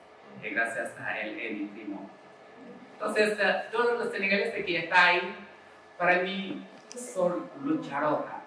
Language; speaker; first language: Spanish; non-native, learner; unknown